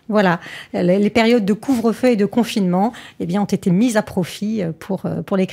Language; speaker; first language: French; native; French